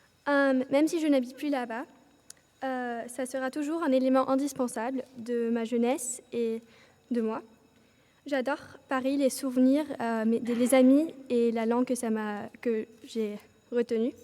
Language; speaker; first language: French; early bilingual, other home language; English